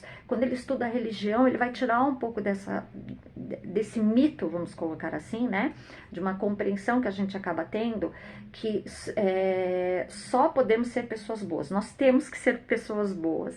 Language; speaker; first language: Portuguese; native; Portuguese